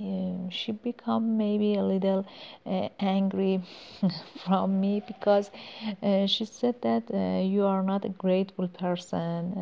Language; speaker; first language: English; non-native, learner; Persian